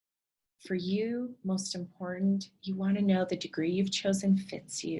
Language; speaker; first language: English; native; English